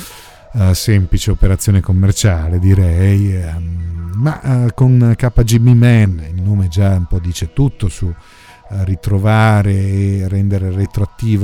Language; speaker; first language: Italian; native; Italian